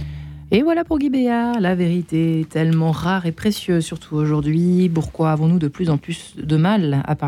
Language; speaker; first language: French; native; French